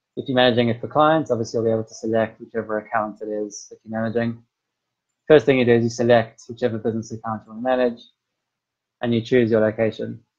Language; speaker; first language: English; native; English